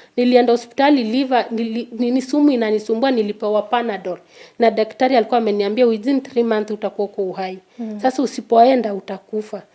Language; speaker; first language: Swahili; non-native, local second language; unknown